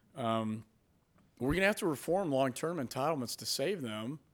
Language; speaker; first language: English; native; English